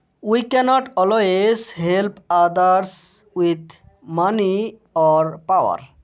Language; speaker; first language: English; non-native, local second language; Bangla